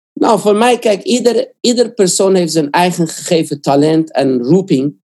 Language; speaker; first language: Dutch; non-native, fluent; Korean